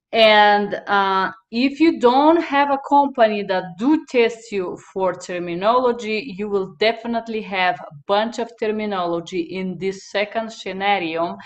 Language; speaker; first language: English; non-native, fluent; Bulgarian